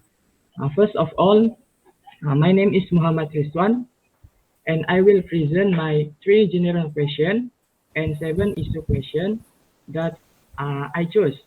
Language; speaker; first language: English; non-native, local second language; Malay